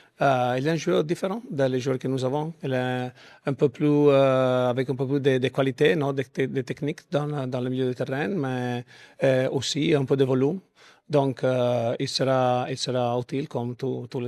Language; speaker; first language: French; non-native, fluent; Italian